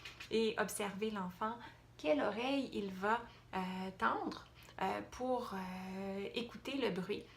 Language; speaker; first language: French; native; French